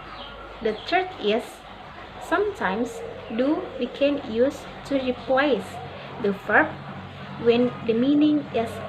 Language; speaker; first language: English; non-native, learner; Indonesian